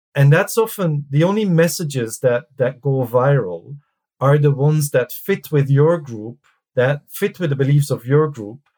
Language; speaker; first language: English; non-native, fluent; Dutch